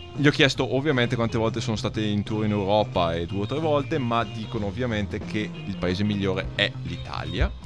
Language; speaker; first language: Italian; native; Italian